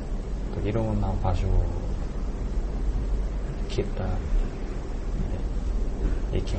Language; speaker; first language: Japanese; non-native, learner; Korean